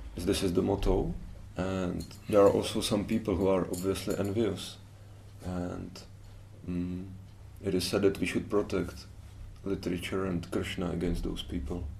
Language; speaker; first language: English; non-native, fluent; Czech